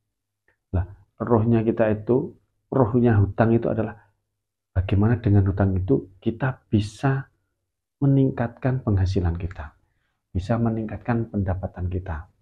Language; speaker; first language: Indonesian; native; Indonesian